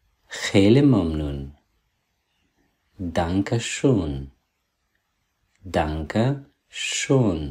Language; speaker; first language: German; non-native, fluent; Persian